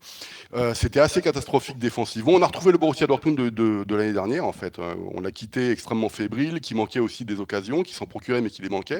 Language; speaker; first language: French; native; French